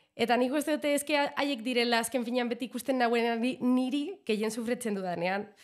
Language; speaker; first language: Basque; non-native, local second language; Spanish